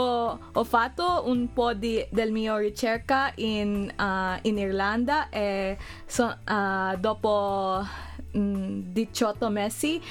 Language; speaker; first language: Italian; non-native, learner; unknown